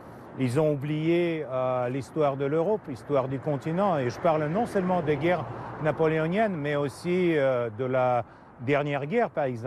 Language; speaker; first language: French; non-native, fluent; Russian